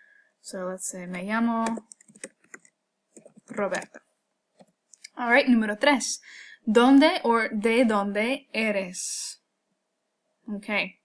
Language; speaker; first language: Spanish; non-native, fluent; English